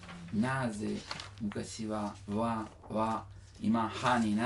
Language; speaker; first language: Japanese; non-native, learner; Italian